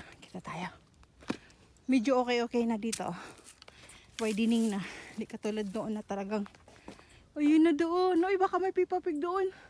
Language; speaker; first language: Filipino; non-native, local second language; Cebuano